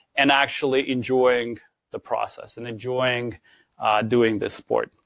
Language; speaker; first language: English; non-native, fluent; Ukrainian